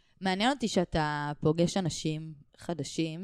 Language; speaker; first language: Hebrew; native; Hebrew